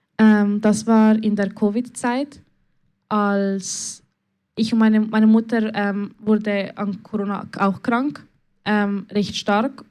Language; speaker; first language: German; early bilingual, other home language; Spanish